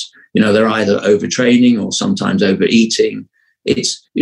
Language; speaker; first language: English; native; English